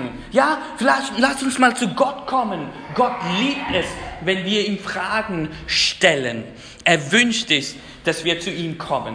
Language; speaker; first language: German; non-native, fluent; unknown